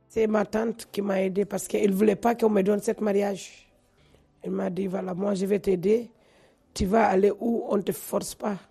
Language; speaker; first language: French; non-native, local second language; Fula